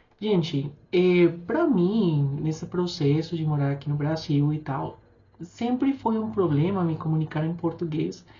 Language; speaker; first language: Portuguese; non-native, fluent; Spanish